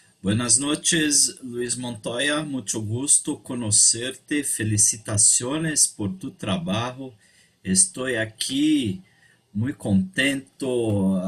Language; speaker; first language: Spanish; non-native, learner; Portuguese